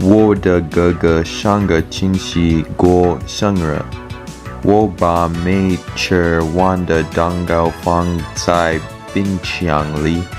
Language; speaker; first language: Chinese; non-native, learner; English